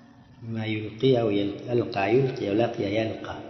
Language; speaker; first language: Arabic; non-native, fluent; Swahili